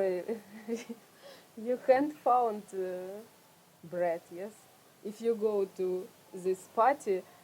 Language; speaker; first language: English; non-native, learner; Russian